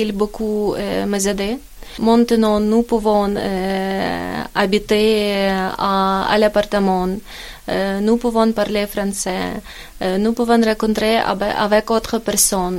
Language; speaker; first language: French; non-native, learner; Ukrainian